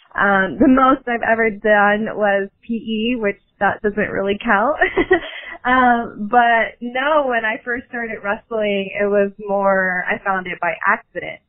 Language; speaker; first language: English; native; English